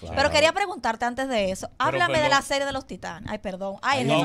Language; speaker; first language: Spanish; native; Spanish